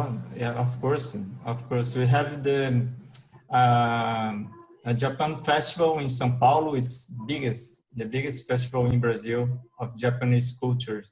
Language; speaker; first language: English; non-native, learner; Portuguese